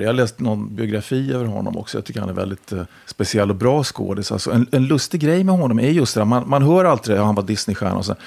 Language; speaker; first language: Swedish; native; Swedish